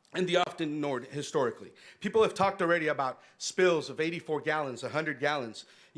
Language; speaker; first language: English; early bilingual, other home language; Spanish